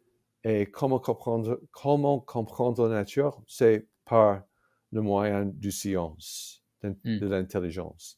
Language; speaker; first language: French; non-native, fluent; English